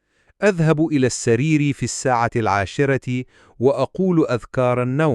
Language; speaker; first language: Arabic; non-native, fluent; Urdu